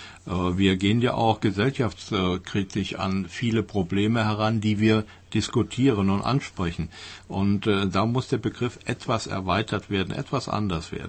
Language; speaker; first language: German; native; German